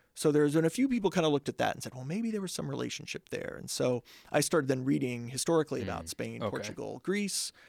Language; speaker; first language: English; native; English